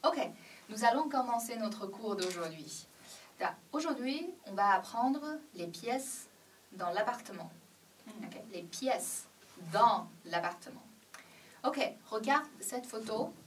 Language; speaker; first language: French; non-native, fluent; Chinese